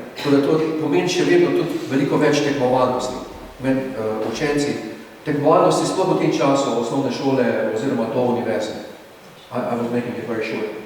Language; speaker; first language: Slovenian; native; Slovenian